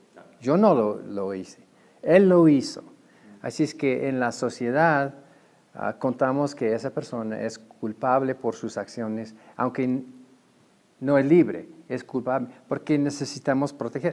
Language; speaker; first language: Spanish; non-native, fluent; English